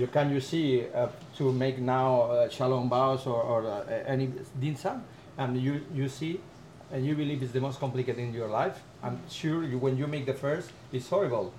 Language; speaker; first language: English; non-native, learner; Spanish